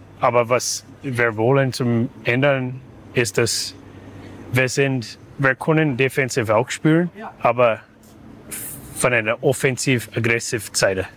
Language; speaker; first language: German; non-native, learner; English